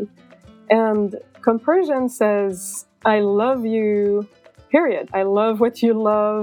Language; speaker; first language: English; native; English